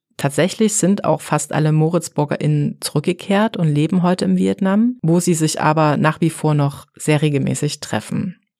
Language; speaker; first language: German; native; German